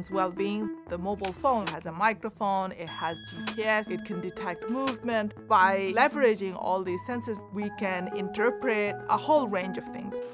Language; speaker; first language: English; non-native, local second language; Bangla